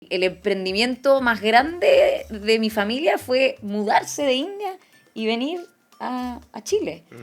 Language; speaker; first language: Spanish; early bilingual, other home language; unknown